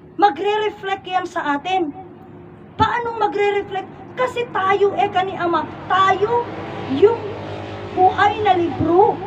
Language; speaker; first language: Filipino; non-native, local second language; Iloko